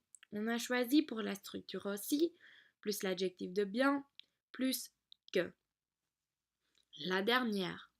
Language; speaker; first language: French; non-native, learner; Dutch